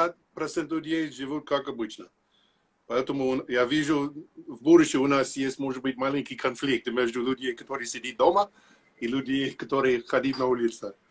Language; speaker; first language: Russian; non-native, learner; English